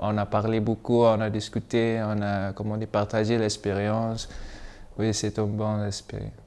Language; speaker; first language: French; non-native, learner; Malay